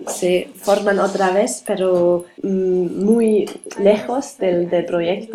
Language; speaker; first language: Spanish; non-native, learner; German